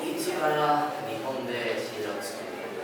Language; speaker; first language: Japanese; non-native, learner; Spanish